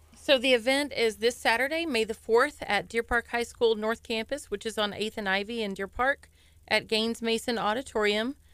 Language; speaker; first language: English; native; English